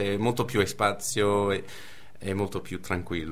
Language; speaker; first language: Italian; non-native, fluent; English